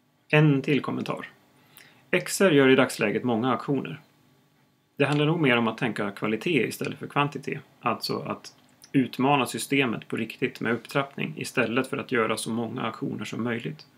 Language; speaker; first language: Swedish; native; Swedish